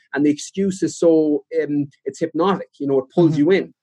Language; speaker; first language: English; native; English